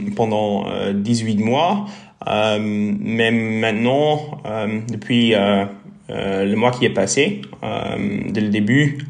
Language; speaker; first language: French; non-native, local second language; Dutch